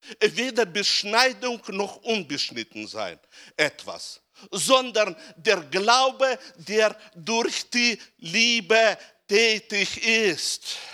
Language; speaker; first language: German; non-native, fluent; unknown